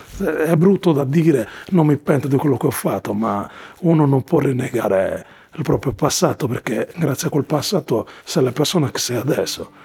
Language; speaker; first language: Italian; non-native, fluent; Arabic